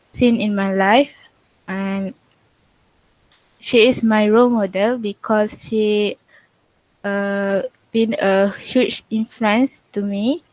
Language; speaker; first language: English; non-native, local second language; Malay